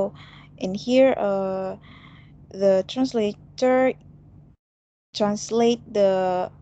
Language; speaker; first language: English; non-native, fluent; Indonesian